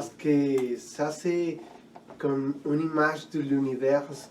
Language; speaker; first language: French; non-native, fluent; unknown